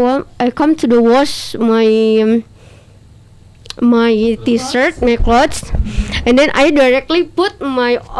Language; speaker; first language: English; non-native, learner; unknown